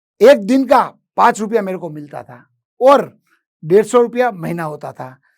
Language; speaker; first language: Hindi; non-native, local second language; Gujarati